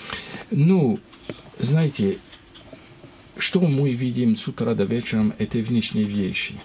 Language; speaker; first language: Russian; non-native, learner; French